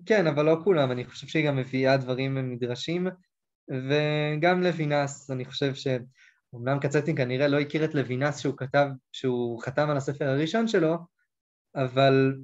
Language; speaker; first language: Hebrew; native; Hebrew